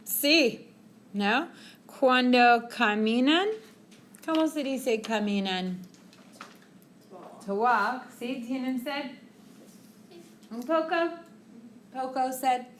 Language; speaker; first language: Spanish; non-native, fluent; English